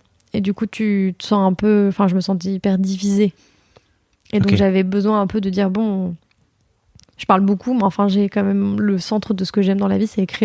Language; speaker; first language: French; native; French